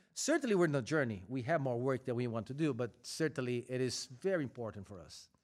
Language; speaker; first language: English; non-native, fluent; Portuguese